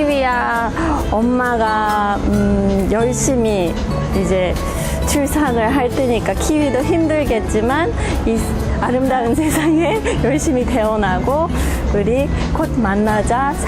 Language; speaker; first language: Korean; non-native, fluent; English